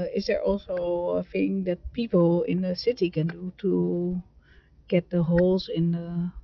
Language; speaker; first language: English; non-native, fluent; Dutch